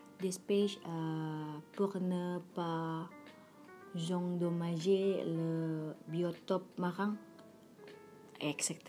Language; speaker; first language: French; non-native, learner; Indonesian